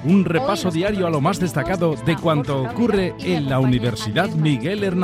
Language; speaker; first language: Spanish; native; Spanish